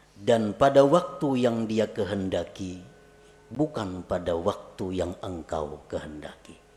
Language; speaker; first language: Indonesian; non-native, local second language; Banjar